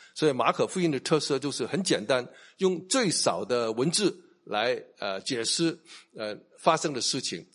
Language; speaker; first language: Chinese; non-native, local second language; Cantonese